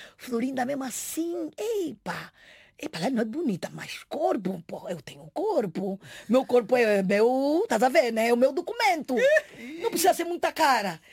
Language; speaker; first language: Portuguese; native; Portuguese